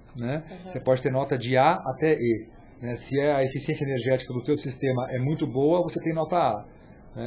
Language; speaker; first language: Portuguese; native; Portuguese